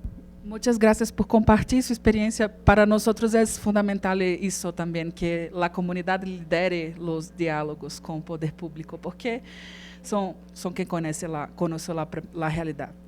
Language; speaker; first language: Spanish; non-native, fluent; Portuguese